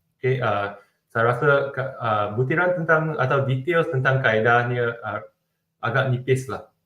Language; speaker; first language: Malay; non-native, local second language; Chinese